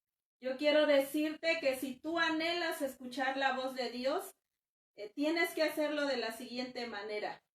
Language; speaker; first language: Spanish; native; Spanish